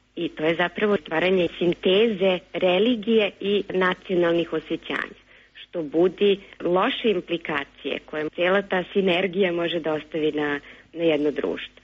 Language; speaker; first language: Serbian; native; Serbian